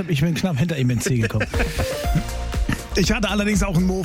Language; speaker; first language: German; native; German